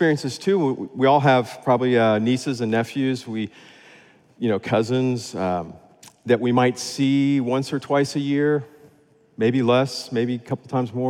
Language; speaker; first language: English; native; English